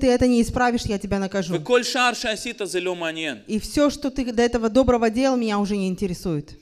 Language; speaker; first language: Russian; native; Russian